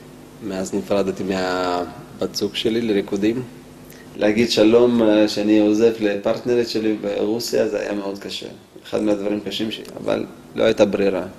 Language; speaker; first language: Hebrew; non-native, fluent; Russian